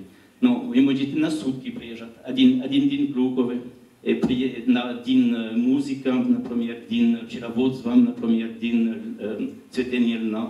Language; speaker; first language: Russian; non-native, learner; French